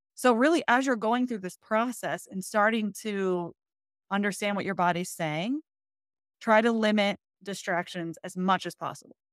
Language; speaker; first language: English; native; English